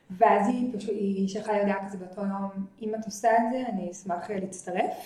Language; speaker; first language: Hebrew; native; Hebrew